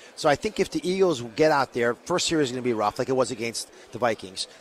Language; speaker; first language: English; native; English